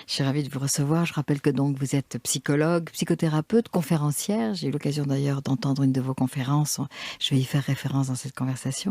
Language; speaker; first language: French; native; French